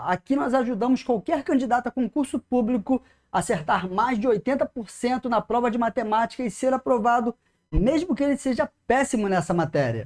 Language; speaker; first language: Portuguese; native; Portuguese